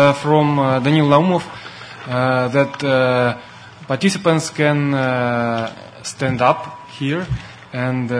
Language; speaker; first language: English; non-native, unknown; Russian